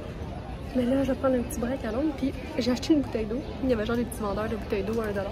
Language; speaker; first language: French; native; French